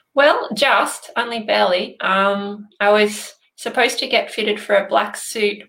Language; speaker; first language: English; native; English